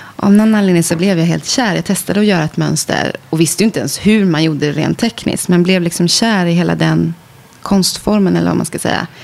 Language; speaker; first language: Swedish; native; Swedish